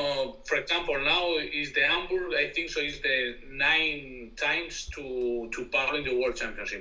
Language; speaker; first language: English; non-native, learner; Spanish